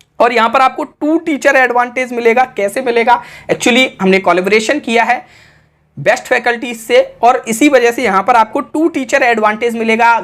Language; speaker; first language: Hindi; native; Hindi